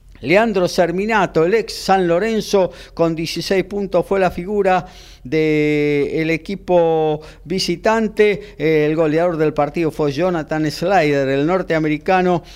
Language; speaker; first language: Spanish; native; Spanish